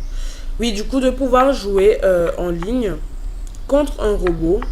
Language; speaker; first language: French; native; French